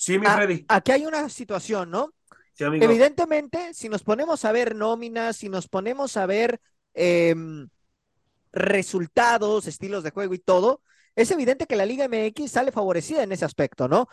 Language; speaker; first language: Spanish; native; Spanish